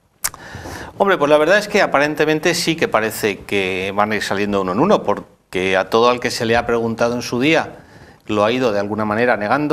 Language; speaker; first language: Spanish; native; Spanish